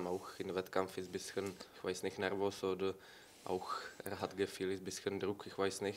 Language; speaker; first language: German; non-native, learner; Czech